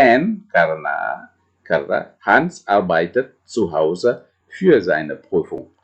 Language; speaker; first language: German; non-native, fluent; Indonesian